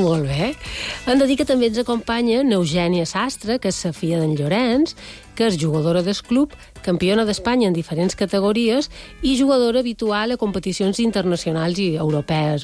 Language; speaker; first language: Catalan; native; Catalan